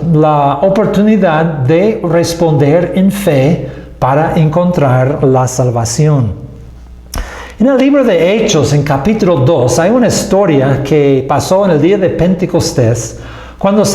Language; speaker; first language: Spanish; non-native, fluent; English